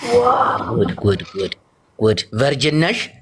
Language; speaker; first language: English; non-native, learner; Amharic